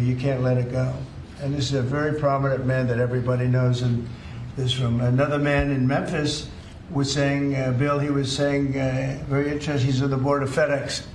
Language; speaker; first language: English; native; English